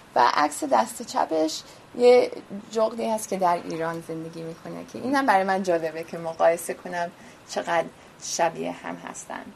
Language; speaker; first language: Persian; early bilingual, heritage; Persian